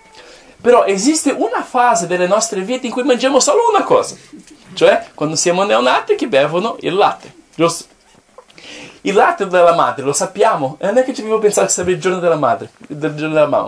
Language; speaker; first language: Italian; non-native, fluent; Portuguese